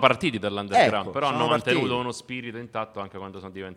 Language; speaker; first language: Italian; native; Italian